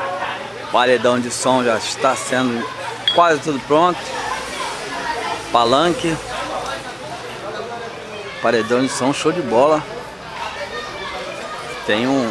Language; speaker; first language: Portuguese; native; Portuguese